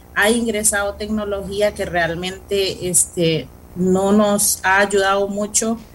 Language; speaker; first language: Spanish; non-native, local second language; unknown